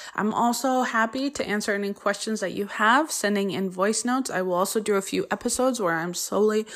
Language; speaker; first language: English; early bilingual, other home language; Polish